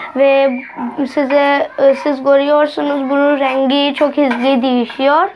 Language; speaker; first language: Turkish; non-native, learner; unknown